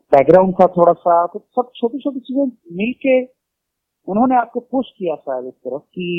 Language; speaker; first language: Hindi; native; Hindi